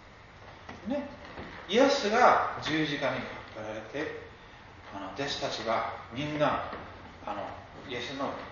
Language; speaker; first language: Japanese; non-native, fluent; English